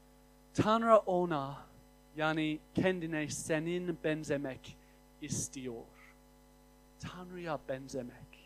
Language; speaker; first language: Turkish; non-native, fluent; English